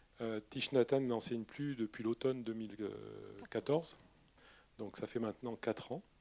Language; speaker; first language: French; native; French